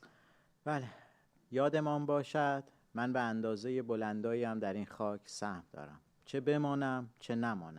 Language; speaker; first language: Persian; native; Persian